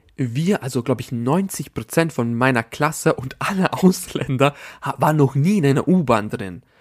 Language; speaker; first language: German; native; German